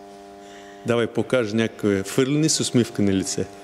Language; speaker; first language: Bulgarian; non-native, learner; Russian